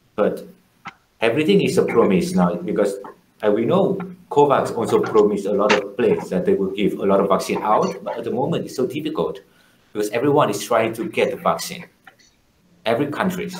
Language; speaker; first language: English; non-native, fluent; Vietnamese